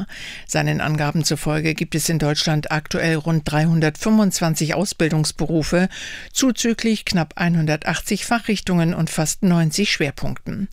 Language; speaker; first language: German; native; German